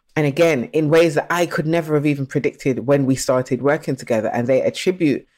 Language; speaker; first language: English; native; English